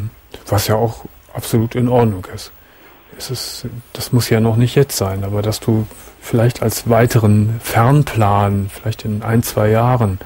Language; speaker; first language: German; native; German